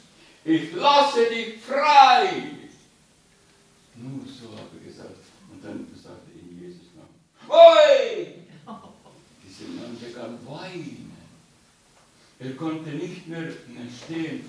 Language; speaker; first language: German; non-native, learner; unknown